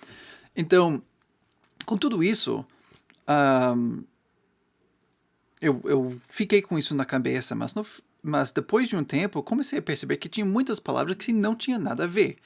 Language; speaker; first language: Portuguese; non-native, fluent; English